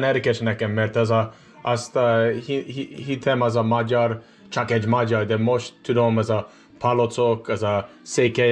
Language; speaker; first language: Hungarian; non-native, learner; English